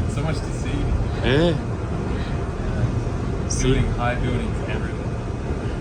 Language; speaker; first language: English; native; English